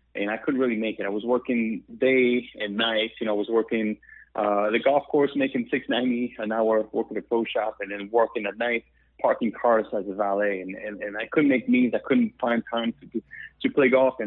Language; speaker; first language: English; non-native, fluent; French